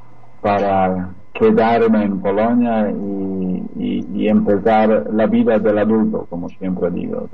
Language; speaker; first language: Spanish; non-native, fluent; Polish